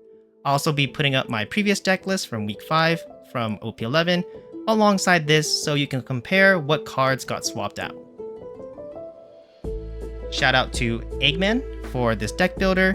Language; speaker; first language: English; native; English